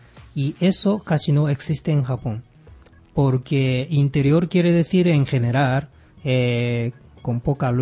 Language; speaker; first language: Spanish; non-native, fluent; Japanese